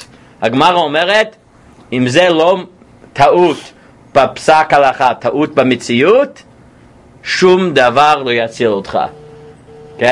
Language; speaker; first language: Hebrew; non-native, fluent; English